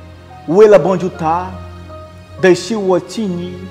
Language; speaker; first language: Chinese; non-native, learner; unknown